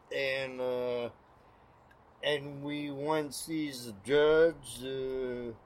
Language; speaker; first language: English; non-native, learner; French